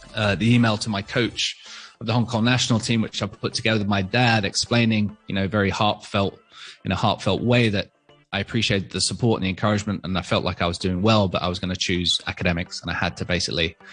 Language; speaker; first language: English; native; English